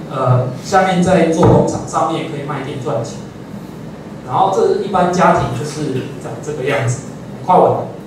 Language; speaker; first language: Chinese; native; Chinese